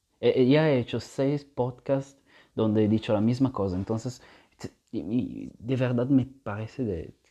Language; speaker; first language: Spanish; non-native, fluent; Italian